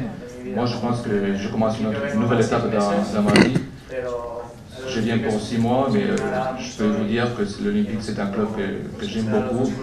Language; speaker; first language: French; non-native, fluent; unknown